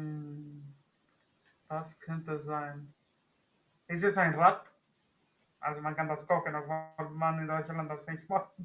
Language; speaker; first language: German; non-native, learner; Spanish